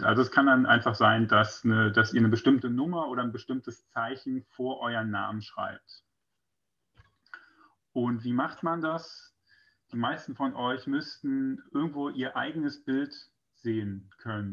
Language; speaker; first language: German; native; German